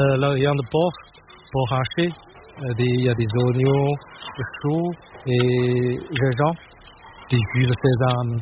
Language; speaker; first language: French; non-native, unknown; Chinese